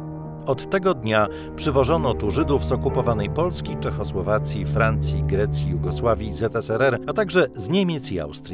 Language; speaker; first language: Polish; native; Polish